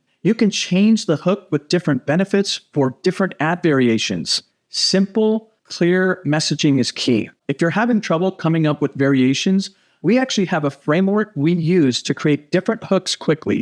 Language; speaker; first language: English; native; English